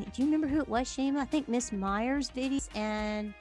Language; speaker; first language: English; native; English